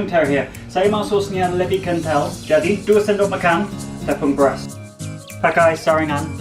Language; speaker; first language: Indonesian; non-native, fluent; English